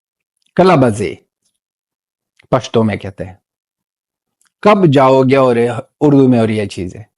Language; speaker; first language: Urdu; non-native, fluent; Pashto